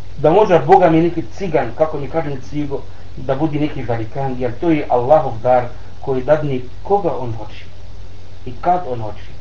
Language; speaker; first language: Bosnian; non-native, learner; Arabic